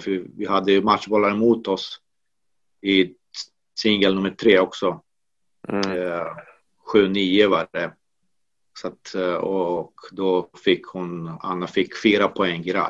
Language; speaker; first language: Swedish; non-native, fluent; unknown